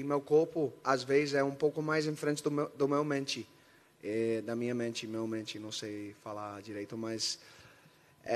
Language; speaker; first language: Portuguese; non-native, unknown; English